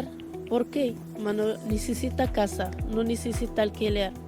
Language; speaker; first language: Spanish; non-native, learner; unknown